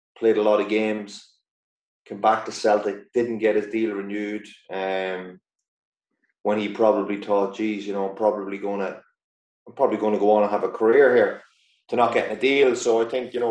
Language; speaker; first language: English; native; English